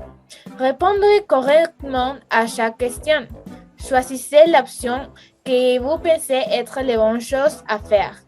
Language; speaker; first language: French; non-native, learner; Spanish